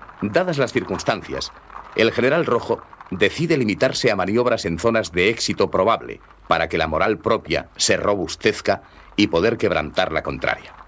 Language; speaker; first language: Spanish; native; Spanish